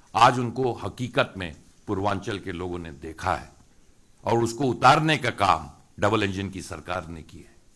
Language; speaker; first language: Hindi; native; Hindi